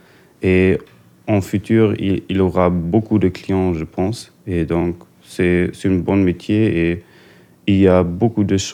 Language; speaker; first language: French; non-native, learner; German